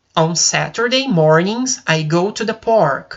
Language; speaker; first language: English; non-native, fluent; Portuguese